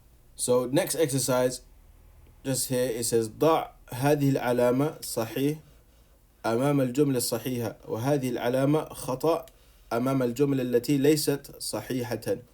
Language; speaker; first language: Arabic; non-native, fluent; English